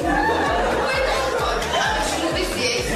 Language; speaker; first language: Russian; early bilingual, heritage; Russian